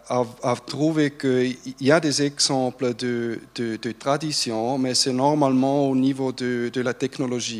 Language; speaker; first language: French; non-native, fluent; German